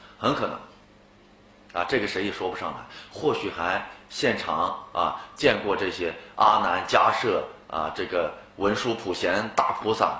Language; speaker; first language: Chinese; native; Chinese